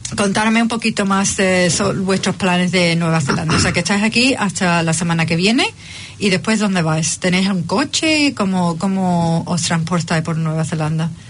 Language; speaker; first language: Spanish; native; Spanish